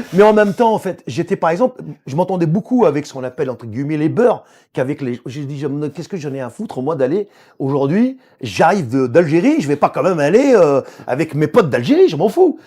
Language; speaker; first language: French; non-native, local second language; Arabic